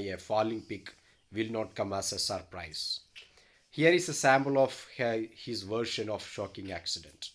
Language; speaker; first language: English; non-native, local second language; Malayalam